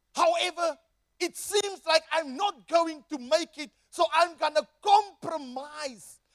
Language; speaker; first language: English; non-native, local second language; Afrikaans